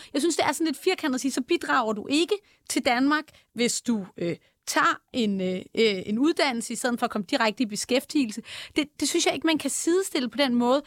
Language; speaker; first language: Danish; native; Danish